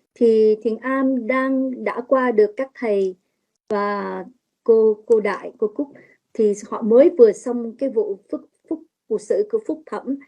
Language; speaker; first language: Vietnamese; early bilingual, heritage; Vietnamese